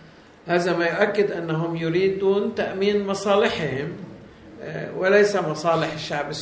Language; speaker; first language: Arabic; native; Arabic